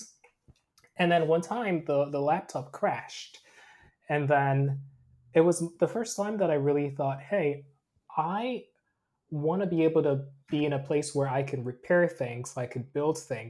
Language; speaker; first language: English; non-native, local second language; Krio